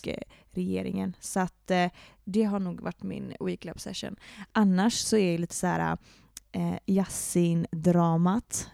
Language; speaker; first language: Swedish; native; Swedish